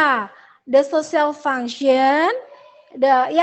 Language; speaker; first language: English; non-native, learner; Indonesian